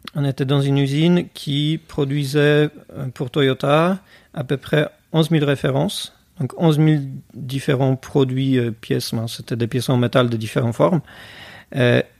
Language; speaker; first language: French; non-native, fluent; Polish